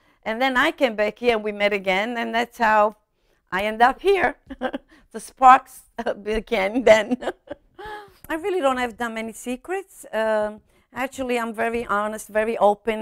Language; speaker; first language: English; non-native, fluent; Italian